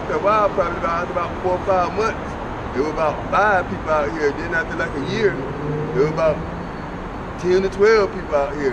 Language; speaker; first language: English; native; English